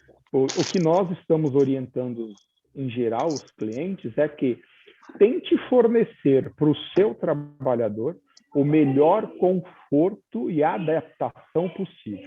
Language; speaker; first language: Portuguese; native; Portuguese